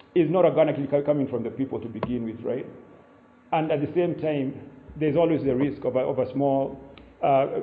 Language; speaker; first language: English; non-native, local second language; Kikuyu